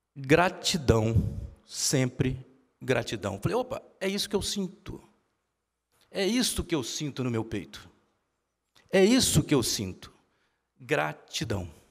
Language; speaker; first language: Portuguese; native; Portuguese